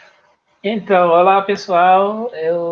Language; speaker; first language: Portuguese; non-native, fluent; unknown